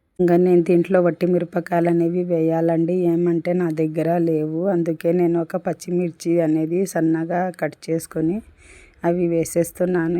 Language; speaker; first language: Telugu; non-native, local second language; Urdu